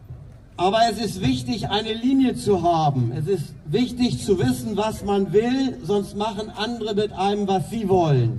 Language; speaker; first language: German; native; German